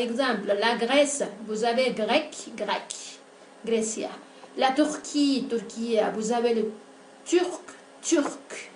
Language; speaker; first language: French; non-native, fluent; Spanish